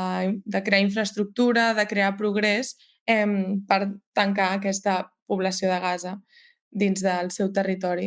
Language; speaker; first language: Catalan; native; Catalan